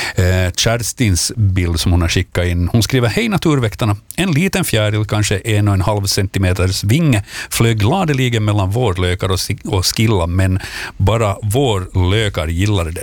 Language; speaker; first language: Swedish; native; Swedish